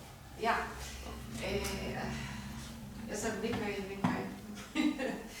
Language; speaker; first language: Slovenian; non-native, learner; German